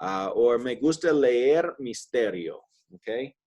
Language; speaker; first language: Spanish; non-native, fluent; English